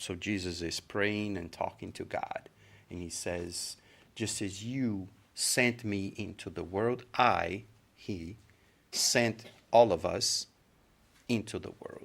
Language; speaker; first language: English; non-native, fluent; Portuguese